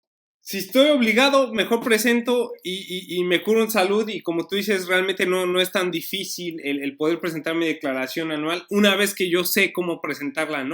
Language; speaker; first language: Spanish; native; Spanish